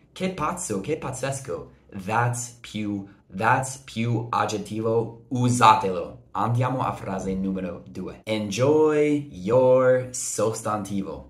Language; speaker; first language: Italian; non-native, fluent; English